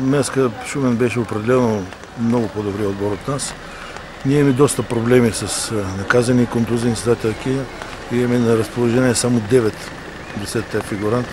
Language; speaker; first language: Bulgarian; native; Bulgarian